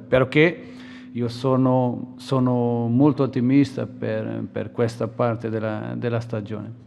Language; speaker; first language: Italian; non-native, fluent; Portuguese